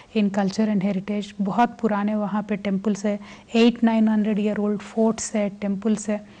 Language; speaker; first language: Hindi; non-native, local second language; Telugu